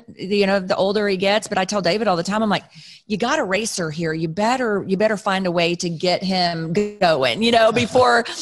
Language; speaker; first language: English; native; English